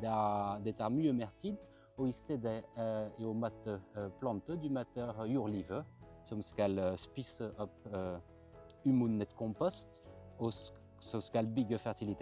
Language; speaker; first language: Norwegian; non-native, fluent; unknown